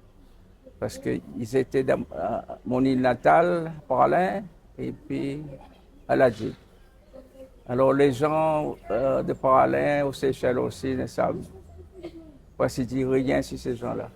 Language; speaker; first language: French; non-native, local second language; Seselwa Creole French